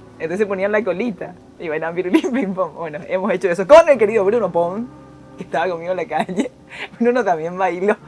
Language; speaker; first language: Spanish; early bilingual, other home language; Korean